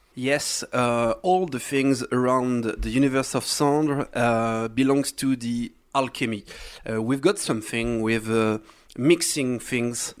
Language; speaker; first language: English; non-native, learner; French